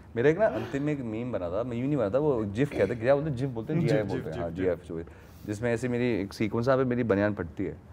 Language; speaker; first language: Hindi; native; Hindi